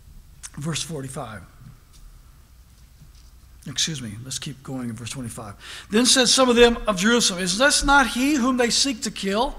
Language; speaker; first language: English; native; English